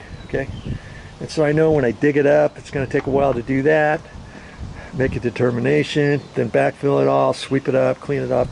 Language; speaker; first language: English; native; English